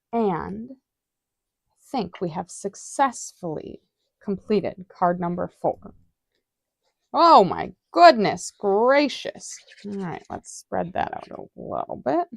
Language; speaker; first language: English; native; English